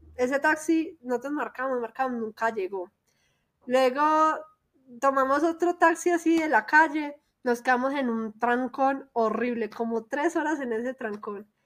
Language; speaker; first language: Spanish; native; Spanish